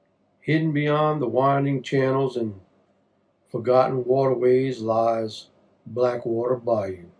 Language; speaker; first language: English; native; English